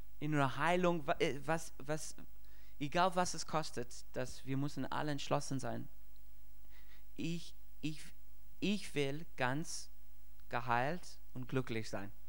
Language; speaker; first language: German; non-native, fluent; English